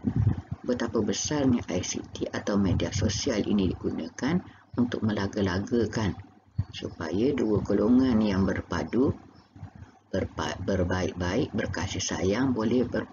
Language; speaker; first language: Malay; native; Malay